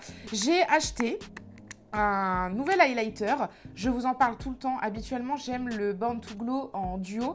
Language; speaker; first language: French; native; French